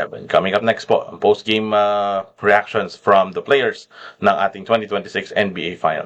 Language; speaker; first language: English; non-native, local second language; Filipino